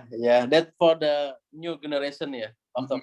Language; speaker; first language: English; non-native, learner; Indonesian